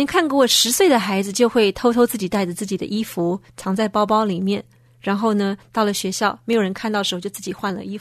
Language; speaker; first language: Chinese; native; Chinese